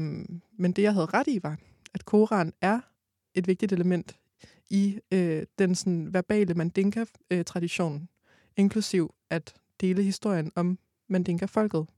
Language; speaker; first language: Danish; native; Danish